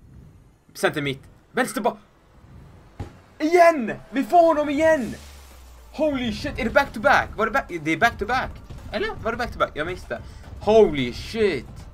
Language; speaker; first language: Swedish; native; Swedish